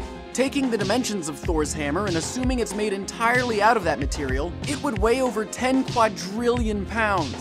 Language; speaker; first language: English; native; English